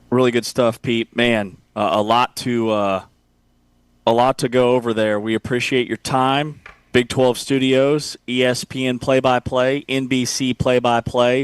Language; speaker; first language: English; native; English